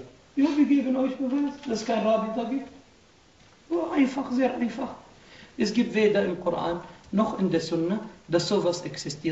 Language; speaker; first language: German; non-native, fluent; Arabic